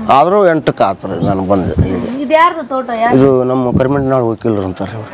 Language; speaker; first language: Kannada; native; Kannada